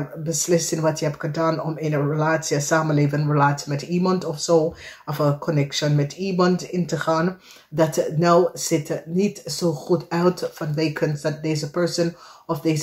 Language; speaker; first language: Dutch; non-native, fluent; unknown